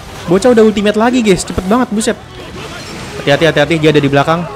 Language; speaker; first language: Indonesian; native; Indonesian